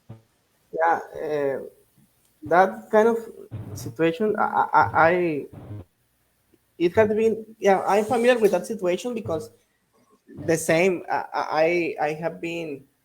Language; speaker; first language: English; non-native, learner; Spanish